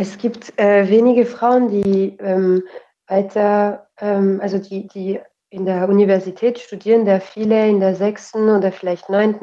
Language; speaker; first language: German; non-native, fluent; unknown